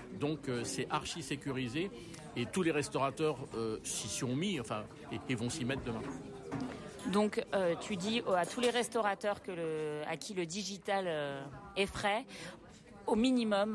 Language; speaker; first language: French; native; French